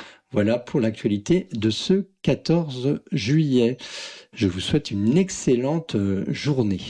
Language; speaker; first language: French; native; French